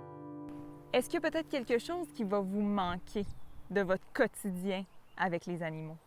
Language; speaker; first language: French; native; French